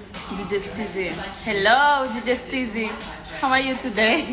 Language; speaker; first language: English; non-native, learner; Haitian Creole